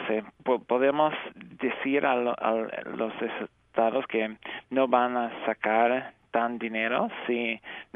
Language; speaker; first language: Spanish; early bilingual, heritage; English